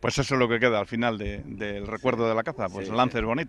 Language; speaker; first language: Spanish; native; Spanish